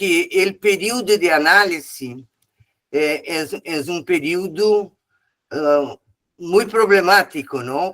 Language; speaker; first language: Spanish; non-native, fluent; Portuguese